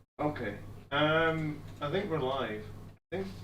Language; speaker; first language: English; native; English